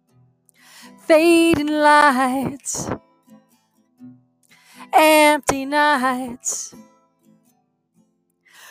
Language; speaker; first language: English; native; English